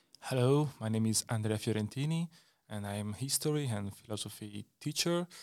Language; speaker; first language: English; non-native, learner; Italian